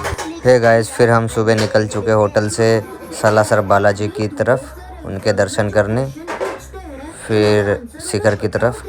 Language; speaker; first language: Hindi; native; Hindi